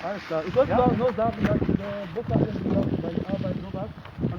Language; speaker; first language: German; non-native, learner; French